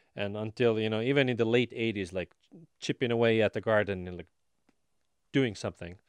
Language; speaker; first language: English; non-native, fluent; Estonian